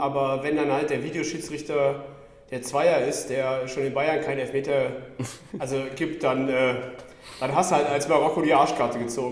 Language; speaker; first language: German; native; German